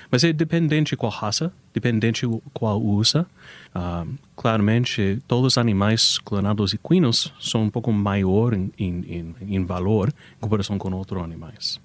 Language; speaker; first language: Portuguese; non-native, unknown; English